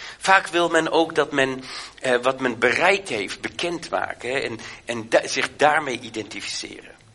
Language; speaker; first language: Dutch; native; Dutch